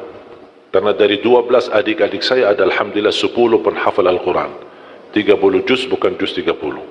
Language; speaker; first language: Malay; non-native, fluent; Arabic